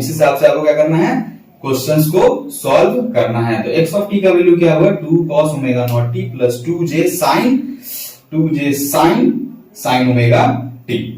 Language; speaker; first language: Hindi; native; Hindi